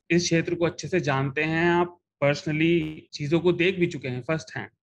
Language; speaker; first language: Hindi; native; Hindi